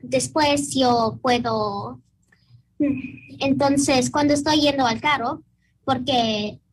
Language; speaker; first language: Spanish; early bilingual, heritage; Spanish